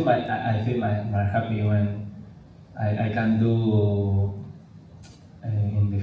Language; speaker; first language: English; non-native, learner; Spanish